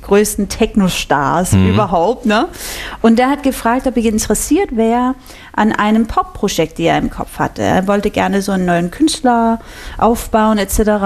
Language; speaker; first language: German; non-native, fluent; Danish